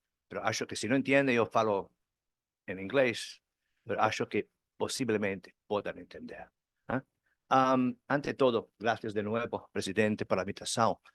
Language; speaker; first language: Portuguese; non-native, learner; Spanish